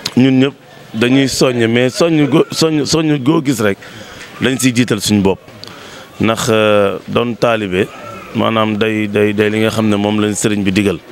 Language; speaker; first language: Wolof; native; Wolof